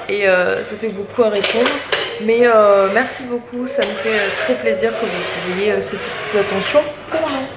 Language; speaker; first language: French; native; French